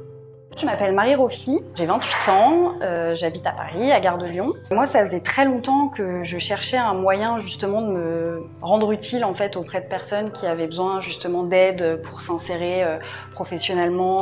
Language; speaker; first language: French; native; French